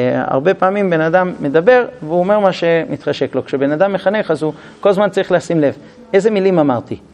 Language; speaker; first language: Hebrew; non-native, fluent; English